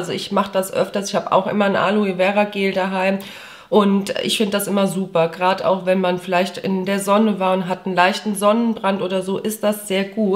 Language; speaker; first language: German; native; German